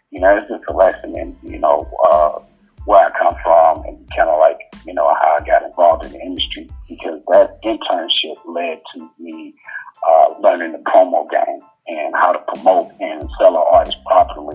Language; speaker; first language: English; native; English